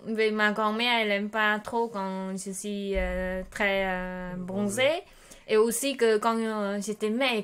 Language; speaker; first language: French; non-native, learner; Khmer